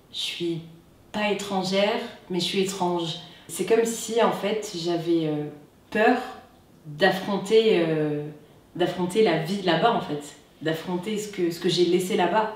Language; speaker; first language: French; non-native, local second language; Arabic